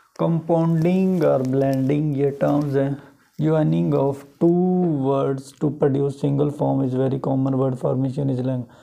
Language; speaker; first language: Urdu; native; Urdu